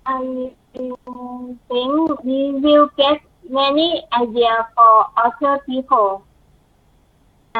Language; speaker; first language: English; non-native, learner; Thai